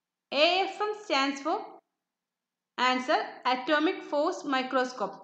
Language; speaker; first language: English; non-native, local second language; Malayalam